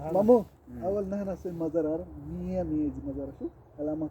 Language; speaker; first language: Arabic; non-native, learner; Urdu